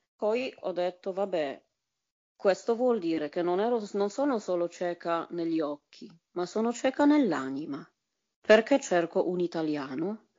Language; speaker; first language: Italian; non-native, fluent; Polish